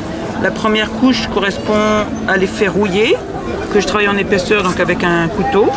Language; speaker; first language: French; native; French